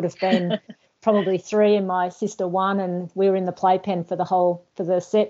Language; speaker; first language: English; native; English